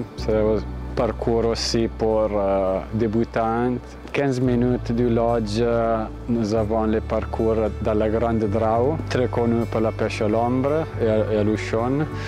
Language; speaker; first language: French; non-native, fluent; Italian